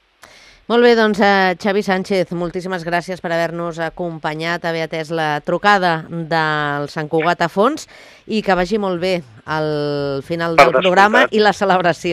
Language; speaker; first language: Catalan; native; Catalan